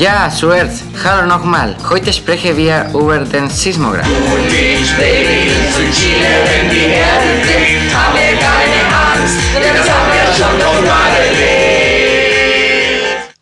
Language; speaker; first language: German; non-native, learner; Spanish